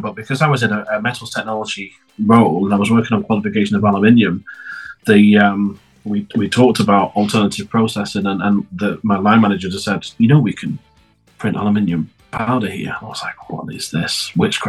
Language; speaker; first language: English; native; English